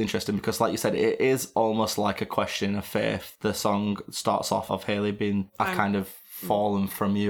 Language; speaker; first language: English; native; English